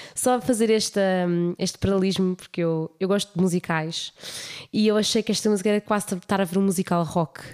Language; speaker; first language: Portuguese; native; Portuguese